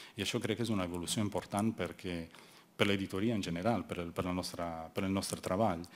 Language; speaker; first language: Catalan; non-native, fluent; Italian